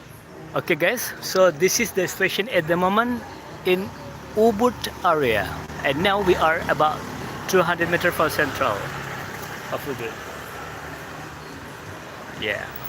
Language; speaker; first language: English; non-native, learner; Indonesian